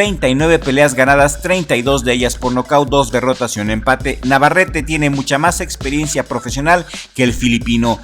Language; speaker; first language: Spanish; native; Spanish